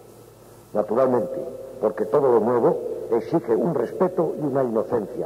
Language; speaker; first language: Spanish; native; Spanish